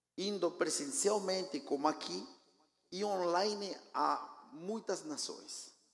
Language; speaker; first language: Portuguese; non-native, fluent; Spanish